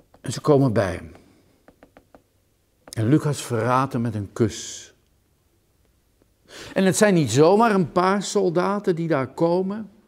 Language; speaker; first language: Dutch; native; Dutch